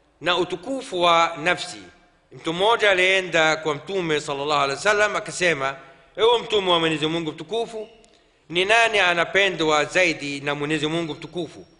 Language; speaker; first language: Swahili; non-native, fluent; Arabic